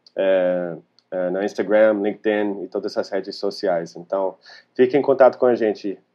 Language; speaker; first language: Portuguese; non-native, fluent; English